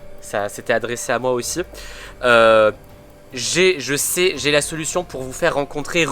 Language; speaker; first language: French; native; French